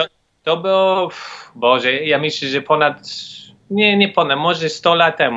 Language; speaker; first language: Polish; non-native, learner; English